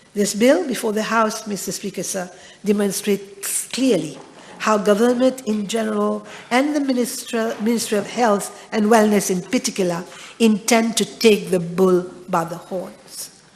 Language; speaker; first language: English; non-native, local second language; Morisyen